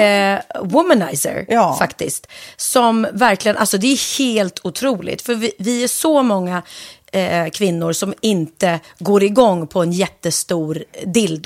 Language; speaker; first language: Swedish; native; Swedish